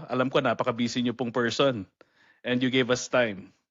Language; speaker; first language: English; non-native, local second language; Filipino